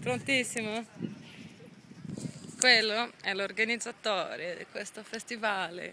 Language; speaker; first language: Italian; non-native, learner; Portuguese